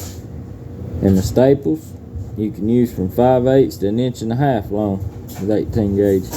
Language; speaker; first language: English; native; English